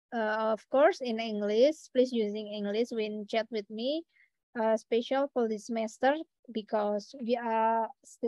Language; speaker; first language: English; non-native, fluent; Indonesian